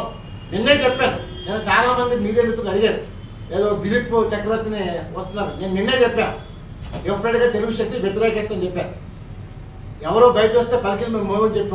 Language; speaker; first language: Telugu; native; Telugu